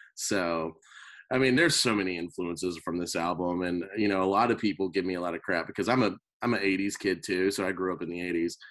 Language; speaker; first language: English; native; English